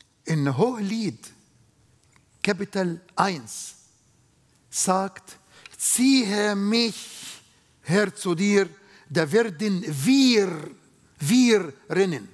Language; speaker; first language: German; non-native, fluent; Arabic